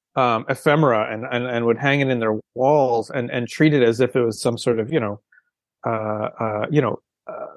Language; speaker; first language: English; native; English